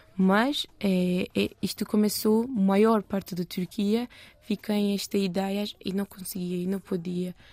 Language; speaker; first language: Portuguese; non-native, learner; Turkish